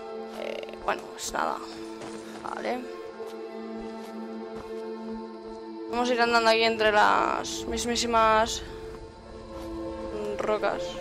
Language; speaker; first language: Spanish; native; Spanish